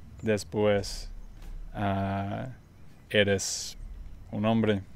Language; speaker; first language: Spanish; non-native, learner; English